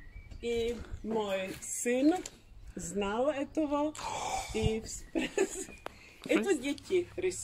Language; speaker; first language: Russian; early bilingual, heritage; Czech